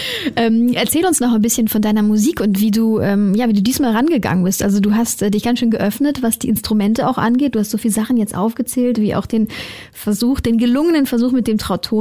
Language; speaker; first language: German; native; German